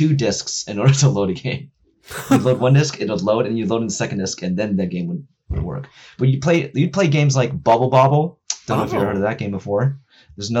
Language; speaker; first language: English; native; English